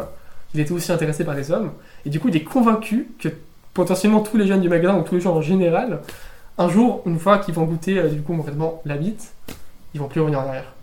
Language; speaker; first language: French; native; French